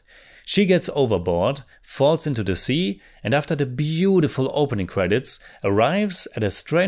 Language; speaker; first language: English; non-native, fluent; German